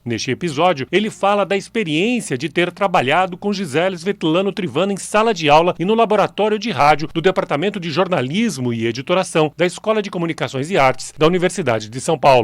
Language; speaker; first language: Portuguese; native; Portuguese